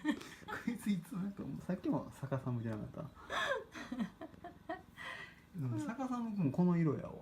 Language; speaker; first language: Japanese; native; Japanese